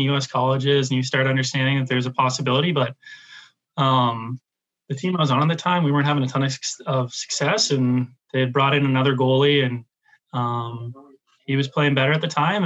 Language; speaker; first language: English; native; English